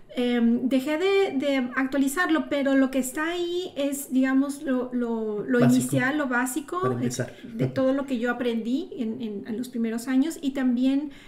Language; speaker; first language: Spanish; native; Spanish